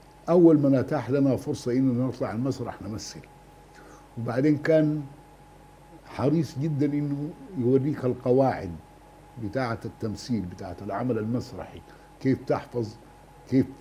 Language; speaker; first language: Arabic; native; Arabic